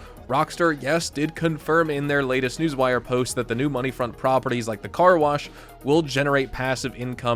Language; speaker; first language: English; native; English